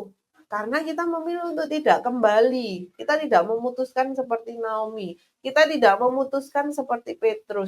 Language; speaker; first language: Indonesian; native; Indonesian